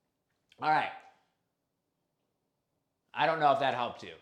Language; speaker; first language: English; native; English